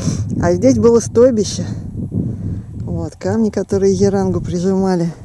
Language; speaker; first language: Russian; native; Russian